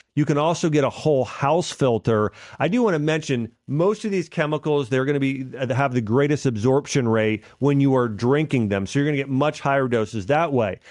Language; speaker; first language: English; native; English